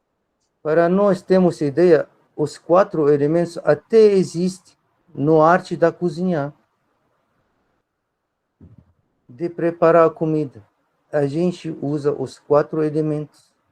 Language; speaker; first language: Portuguese; non-native, fluent; Arabic